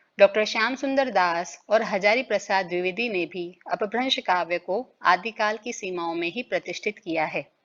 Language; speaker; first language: Hindi; native; Hindi